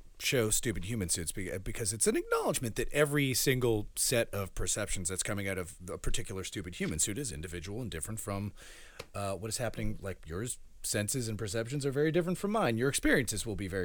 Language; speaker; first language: English; early bilingual, other home language; Spanish